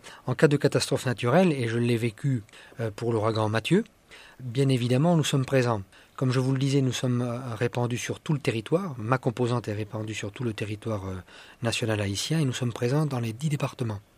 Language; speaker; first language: French; native; French